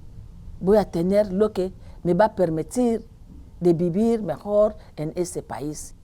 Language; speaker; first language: Spanish; non-native, learner; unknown